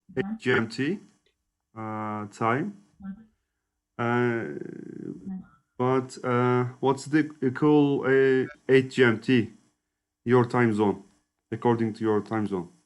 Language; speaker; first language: English; non-native, learner; Turkish